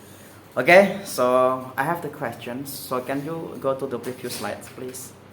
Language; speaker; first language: English; non-native, fluent; Indonesian